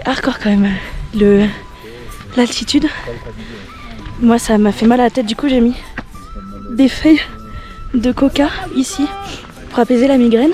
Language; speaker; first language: French; native; French